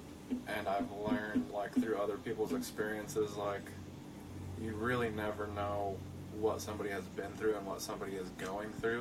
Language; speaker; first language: English; native; English